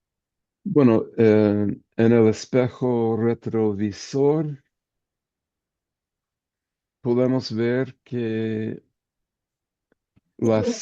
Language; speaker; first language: Spanish; non-native, fluent; English